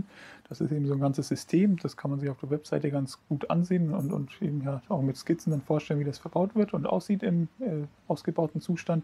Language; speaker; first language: German; native; German